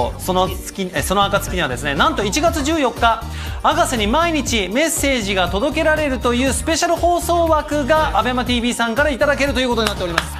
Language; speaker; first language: Japanese; native; Japanese